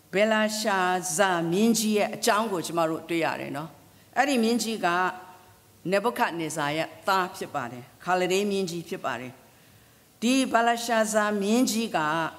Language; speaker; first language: Burmese; non-native, local second language; Kachin